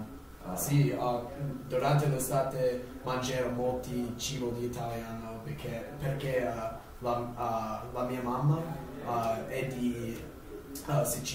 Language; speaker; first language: Italian; non-native, learner; English